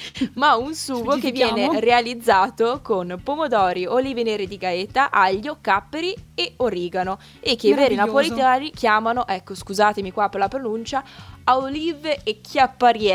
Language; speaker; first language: Italian; native; Italian